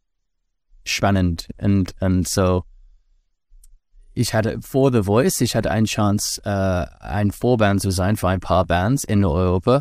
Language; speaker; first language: German; non-native, learner; English